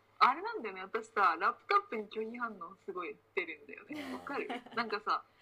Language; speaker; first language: Japanese; early bilingual, other home language; Spanish